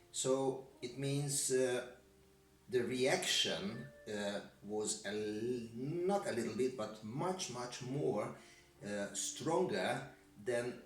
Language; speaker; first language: English; non-native, learner; Hungarian